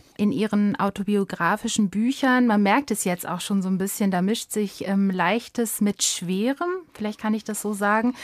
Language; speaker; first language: German; native; German